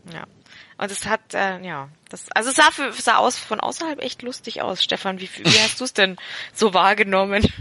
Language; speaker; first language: German; native; German